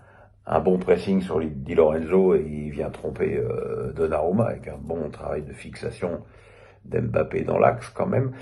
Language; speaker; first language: French; native; French